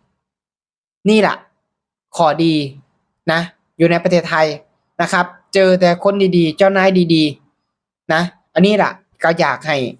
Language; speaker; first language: Thai; non-native, local second language; Northeastern Thai